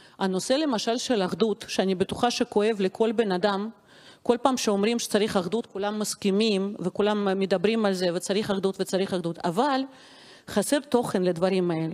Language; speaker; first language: Hebrew; non-native, fluent; Russian